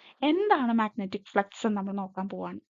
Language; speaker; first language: Malayalam; native; Malayalam